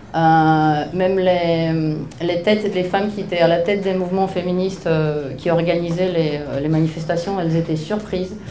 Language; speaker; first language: French; non-native, fluent; Polish